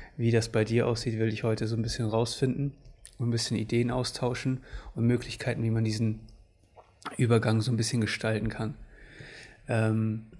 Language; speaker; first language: German; early bilingual, other home language; Portuguese